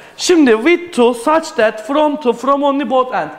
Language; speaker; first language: English; non-native, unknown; Turkish